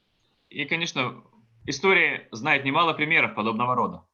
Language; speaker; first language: Russian; native; Russian